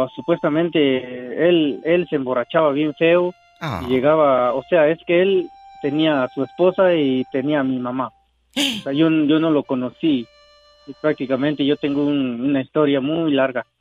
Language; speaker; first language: Spanish; native; Spanish